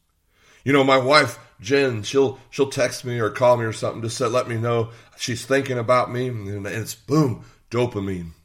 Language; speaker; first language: English; native; English